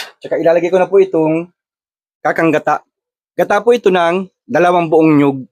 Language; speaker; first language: Filipino; native; Filipino